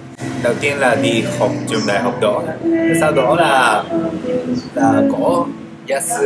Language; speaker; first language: Vietnamese; non-native, fluent; Japanese